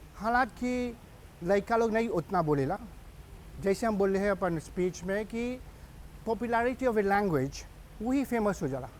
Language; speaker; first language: Bhojpuri; early bilingual, heritage; Bhojpuri